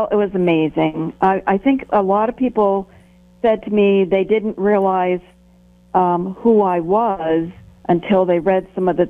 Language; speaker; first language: English; native; English